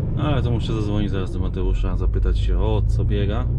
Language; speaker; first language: Polish; native; Polish